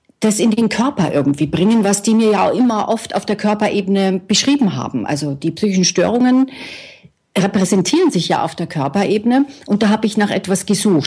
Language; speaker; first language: German; native; German